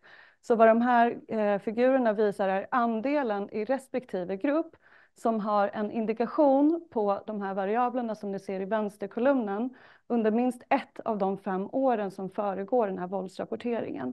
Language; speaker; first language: Swedish; native; Swedish